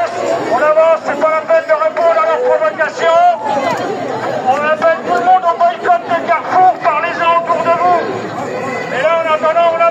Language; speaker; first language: French; native; French